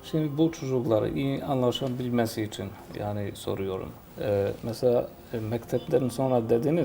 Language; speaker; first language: Turkish; non-native, fluent; Albanian